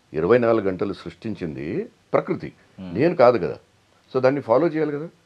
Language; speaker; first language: Telugu; non-native, local second language; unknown